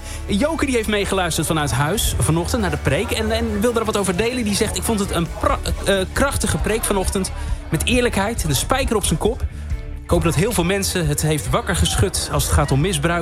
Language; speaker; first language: Dutch; native; Dutch